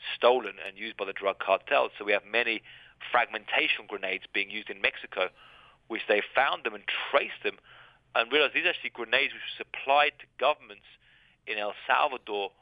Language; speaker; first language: English; native; English